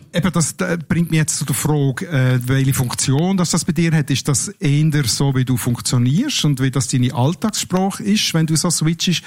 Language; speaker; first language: German; native; German